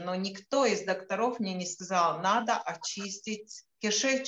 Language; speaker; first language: Russian; non-native, local second language; Latvian